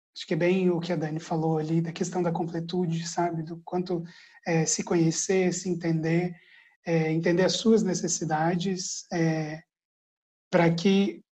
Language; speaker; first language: Portuguese; early bilingual, other home language; Arabic